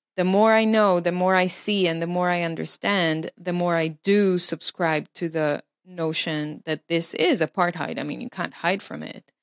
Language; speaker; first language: English; non-native, fluent; Hebrew